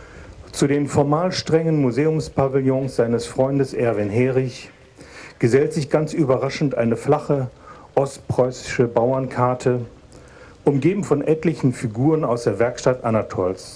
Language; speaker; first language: German; native; German